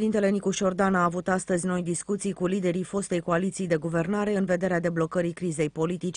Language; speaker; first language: Romanian; native; Romanian